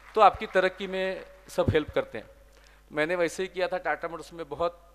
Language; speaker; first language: Hindi; non-native, local second language; Marathi